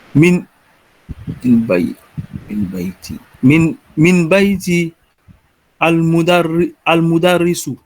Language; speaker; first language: Arabic; non-native, learner; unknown